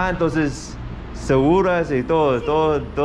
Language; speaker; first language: Spanish; non-native, fluent; English